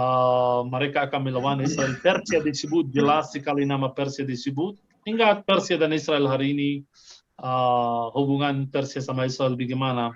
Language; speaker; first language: Indonesian; non-native, fluent; Arabic